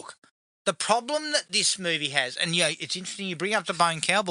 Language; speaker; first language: English; native; English